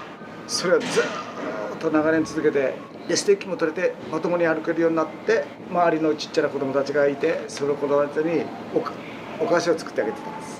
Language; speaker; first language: Japanese; native; Japanese